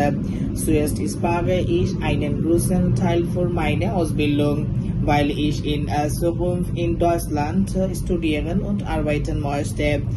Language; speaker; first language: German; non-native, learner; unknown